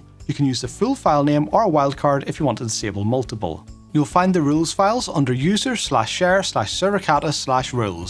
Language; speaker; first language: English; native; English